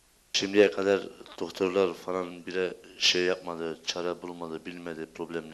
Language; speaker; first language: Turkish; early bilingual, heritage; Turkish